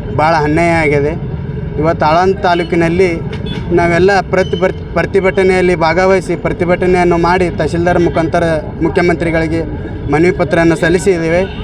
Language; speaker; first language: Kannada; native; Kannada